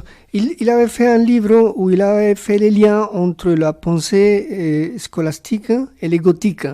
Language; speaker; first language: French; non-native, fluent; Spanish